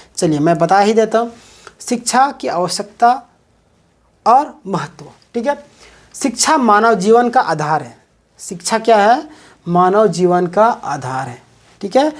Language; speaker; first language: Hindi; native; Hindi